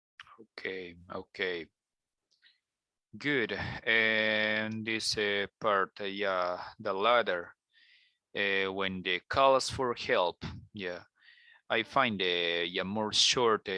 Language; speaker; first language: English; non-native, learner; Spanish